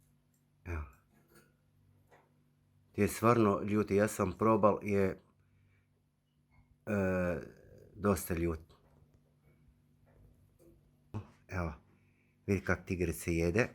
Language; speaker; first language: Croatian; non-native, fluent; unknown